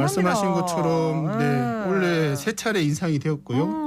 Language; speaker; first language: Korean; native; Korean